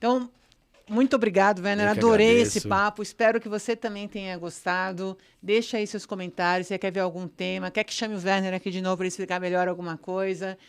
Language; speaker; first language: Portuguese; native; Portuguese